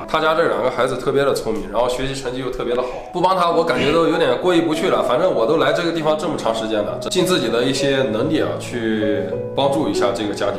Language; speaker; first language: Chinese; native; Chinese